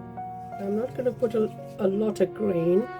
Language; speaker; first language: English; native; English